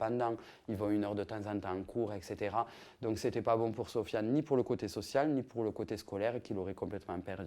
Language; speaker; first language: French; native; French